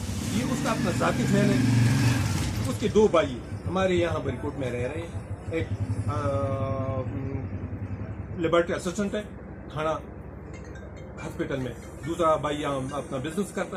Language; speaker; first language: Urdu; non-native, local second language; Pashto